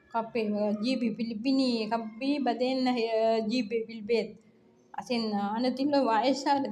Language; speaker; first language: Arabic; non-native, learner; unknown